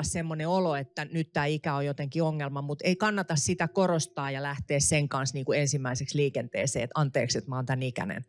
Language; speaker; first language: Finnish; native; Finnish